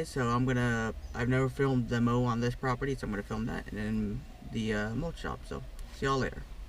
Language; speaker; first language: English; native; English